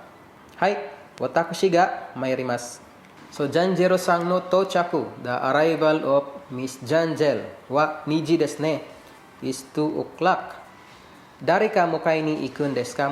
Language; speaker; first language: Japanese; non-native, fluent; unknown